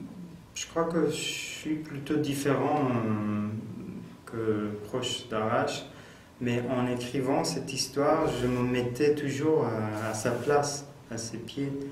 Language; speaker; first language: French; non-native, fluent; Persian